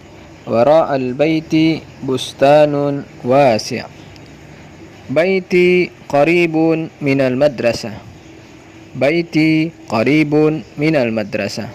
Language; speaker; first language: Arabic; non-native, learner; Indonesian